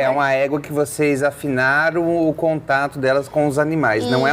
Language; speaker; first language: Portuguese; native; Portuguese